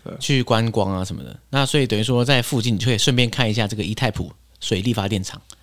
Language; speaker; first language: Chinese; native; Chinese